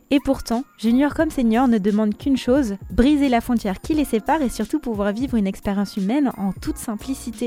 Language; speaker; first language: French; native; French